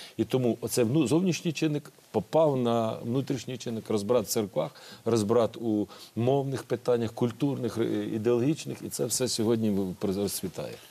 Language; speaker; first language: Ukrainian; native; Ukrainian